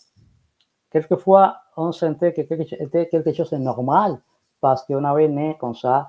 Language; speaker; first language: French; non-native, fluent; Spanish